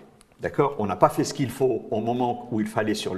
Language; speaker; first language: French; non-native, local second language; Arabic